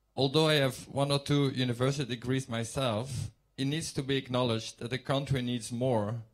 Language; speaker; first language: English; non-native, fluent; Dutch